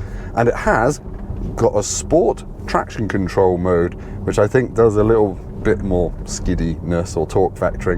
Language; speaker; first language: English; native; English